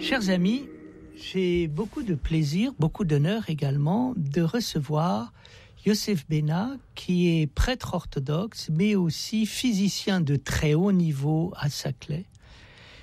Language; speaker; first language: French; native; French